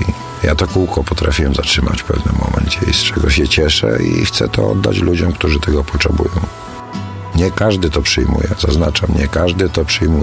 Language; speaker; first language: Polish; native; Polish